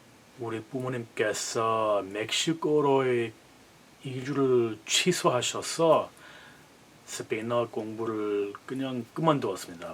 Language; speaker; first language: Korean; non-native, fluent; English